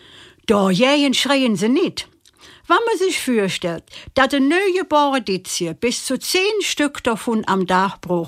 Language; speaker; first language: German; native; German